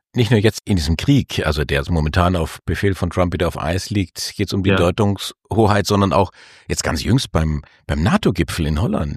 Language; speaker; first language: German; native; German